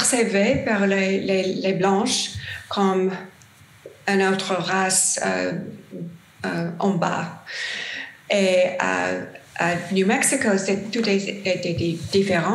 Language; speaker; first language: French; non-native, learner; English